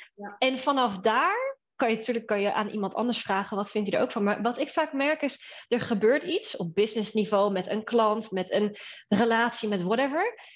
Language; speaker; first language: Dutch; native; Dutch